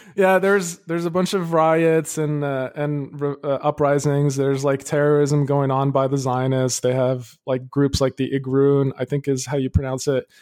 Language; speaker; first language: English; early bilingual, other home language; Arabic